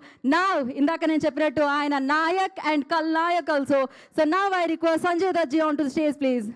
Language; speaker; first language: Telugu; native; Telugu